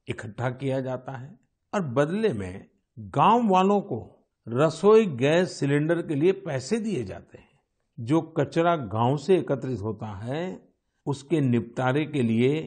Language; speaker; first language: Hindi; non-native, local second language; Gujarati